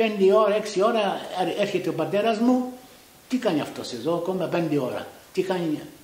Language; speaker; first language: Greek; early bilingual, heritage; Greek